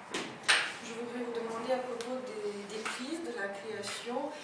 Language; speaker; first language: French; non-native, fluent; Lithuanian